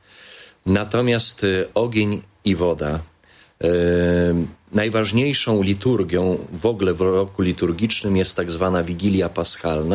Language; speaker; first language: Polish; native; Polish